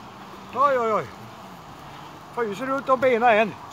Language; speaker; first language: Swedish; native; Swedish